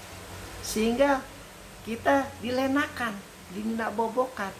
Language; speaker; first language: Indonesian; native; Indonesian